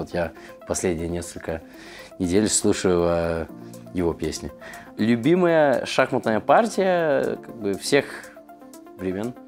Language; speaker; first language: Russian; early bilingual, heritage; Russian